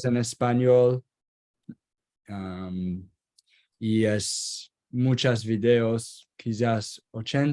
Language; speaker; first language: Spanish; non-native, learner; Kurdish